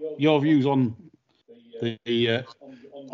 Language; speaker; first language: English; native; English